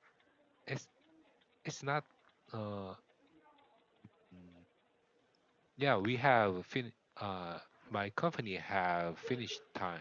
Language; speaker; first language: English; non-native, learner; Korean